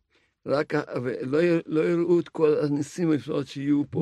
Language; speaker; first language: Hebrew; non-native, fluent; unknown